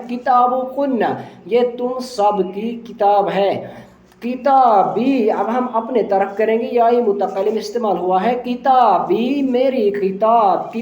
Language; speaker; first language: Urdu; non-native, local second language; Punjabi